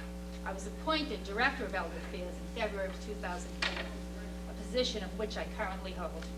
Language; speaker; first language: English; native; English